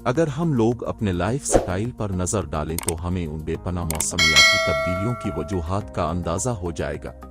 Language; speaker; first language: Urdu; native; Urdu